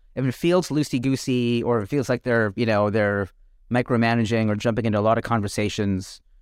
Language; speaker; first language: English; native; English